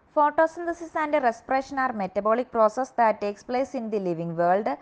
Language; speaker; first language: English; non-native, local second language; Malayalam